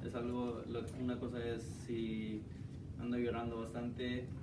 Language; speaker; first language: Spanish; non-native, learner; English